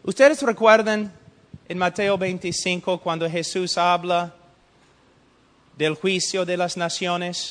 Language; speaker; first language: Spanish; non-native, fluent; English